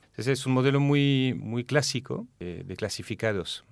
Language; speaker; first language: Spanish; non-native, fluent; French